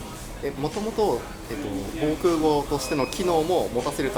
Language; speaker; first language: Japanese; native; Japanese